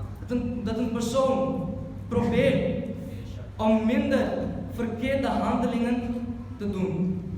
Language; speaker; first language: Dutch; early bilingual, other home language; Urdu